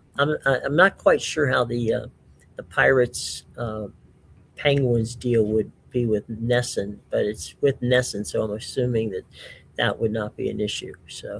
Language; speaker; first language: English; native; English